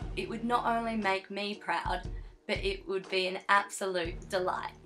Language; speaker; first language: English; native; English